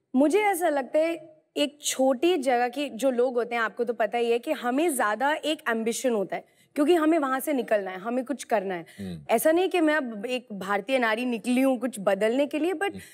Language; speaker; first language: Hindi; native; Hindi